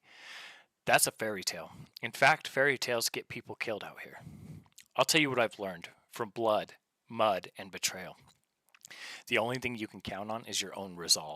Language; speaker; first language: English; native; English